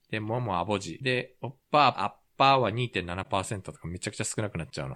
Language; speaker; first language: Japanese; native; Japanese